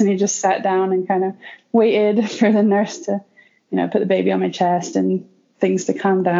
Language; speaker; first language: English; native; English